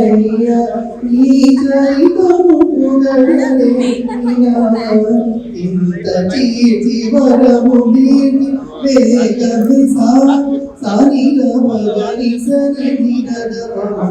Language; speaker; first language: Telugu; native; Telugu